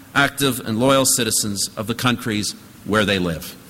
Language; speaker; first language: English; native; English